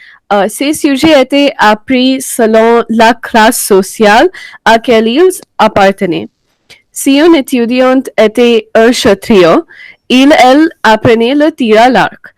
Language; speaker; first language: French; non-native, learner; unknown